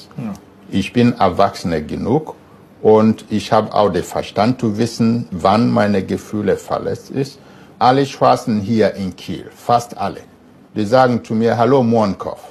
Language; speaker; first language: German; non-native, fluent; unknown